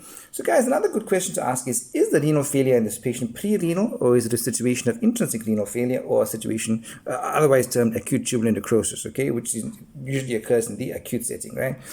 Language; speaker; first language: English; native; English